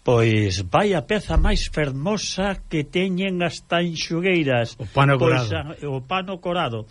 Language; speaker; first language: Galician; non-native, local second language; Spanish